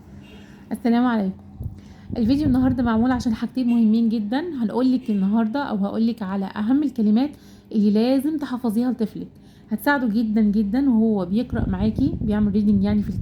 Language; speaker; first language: Arabic; native; Arabic